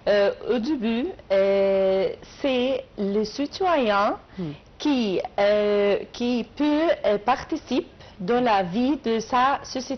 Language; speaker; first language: French; non-native, learner; Arabic